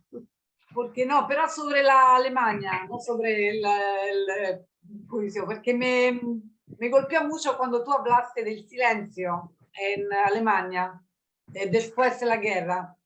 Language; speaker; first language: Spanish; non-native, learner; Italian